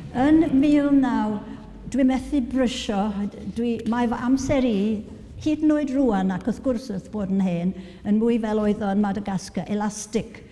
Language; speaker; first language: Welsh; native; Welsh